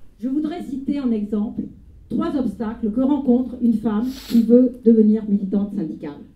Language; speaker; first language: French; native; French